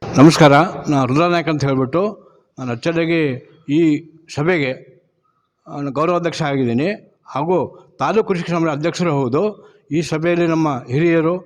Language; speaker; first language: Kannada; non-native, local second language; Lambadi